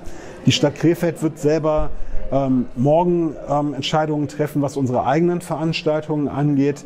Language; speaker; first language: German; native; German